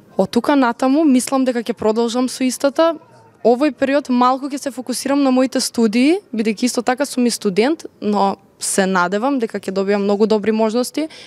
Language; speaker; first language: Macedonian; native; Macedonian